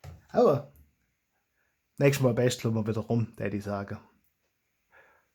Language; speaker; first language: German; native; German